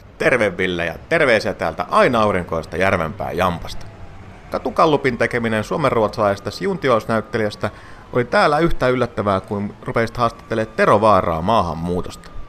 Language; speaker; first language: Finnish; native; Finnish